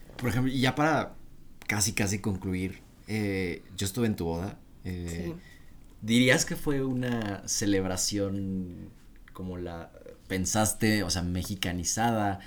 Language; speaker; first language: Spanish; native; Spanish